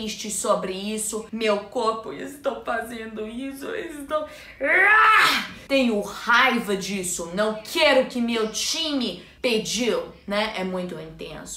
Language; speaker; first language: Portuguese; non-native, learner; English